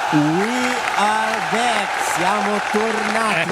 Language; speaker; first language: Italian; native; Italian